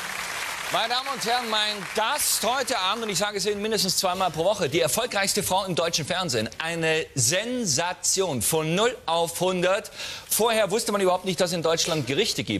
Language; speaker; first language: German; native; German